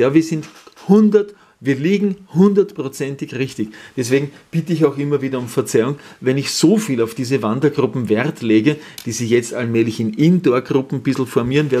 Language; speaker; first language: German; native; German